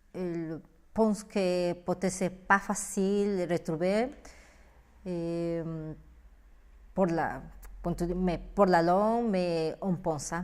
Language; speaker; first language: French; non-native, learner; Spanish